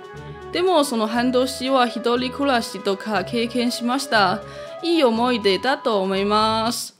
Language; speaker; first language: Japanese; non-native, learner; Chinese